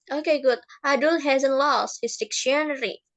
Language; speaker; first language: English; non-native, fluent; Indonesian